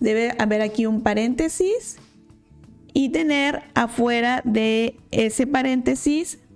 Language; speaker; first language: Spanish; native; Spanish